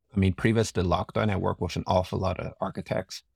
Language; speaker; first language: English; native; English